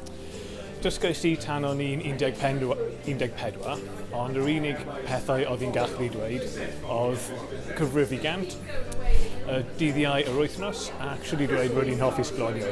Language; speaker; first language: Welsh; non-native, learner; English